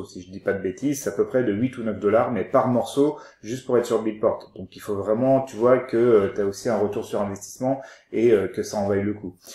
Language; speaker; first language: French; native; French